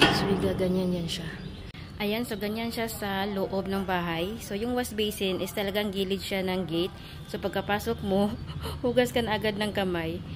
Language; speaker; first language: Filipino; native; Filipino